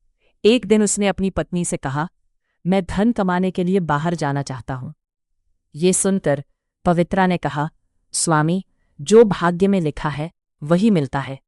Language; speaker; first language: Hindi; native; Hindi